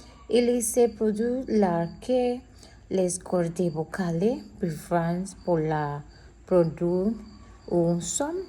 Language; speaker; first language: French; non-native, learner; Spanish